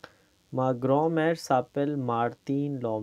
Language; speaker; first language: French; non-native, fluent; Hindi